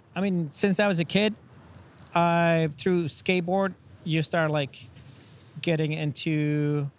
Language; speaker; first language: English; non-native, fluent; Spanish